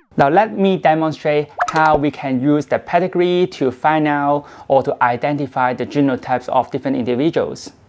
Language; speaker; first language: English; non-native, local second language; Cantonese